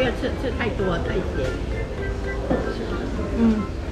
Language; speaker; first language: Chinese; non-native, local second language; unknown